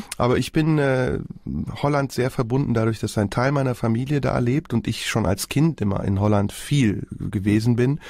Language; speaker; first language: German; early bilingual, other home language; Turkish